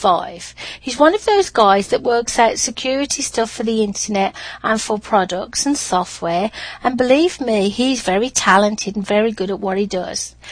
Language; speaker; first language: English; native; English